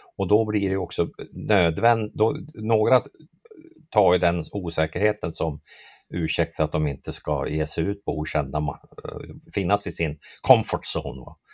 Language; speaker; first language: Swedish; native; Swedish